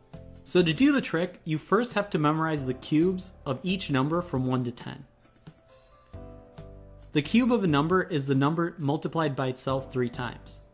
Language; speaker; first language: English; native; English